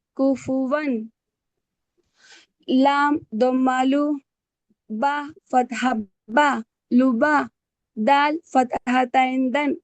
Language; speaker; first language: Arabic; non-native, learner; Telugu